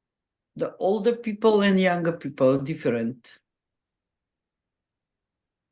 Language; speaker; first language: English; non-native, fluent; Macedonian